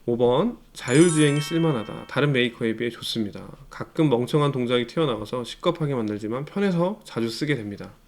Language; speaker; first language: Korean; native; Korean